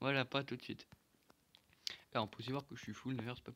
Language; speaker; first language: French; native; French